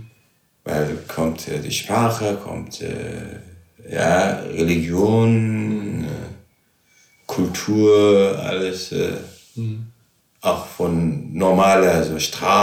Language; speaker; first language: German; non-native, learner; Arabic